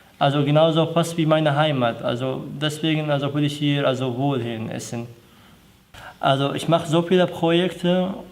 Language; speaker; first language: German; non-native, learner; Arabic